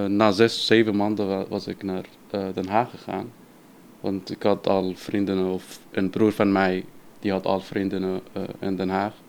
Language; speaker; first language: Dutch; non-native, fluent; Arabic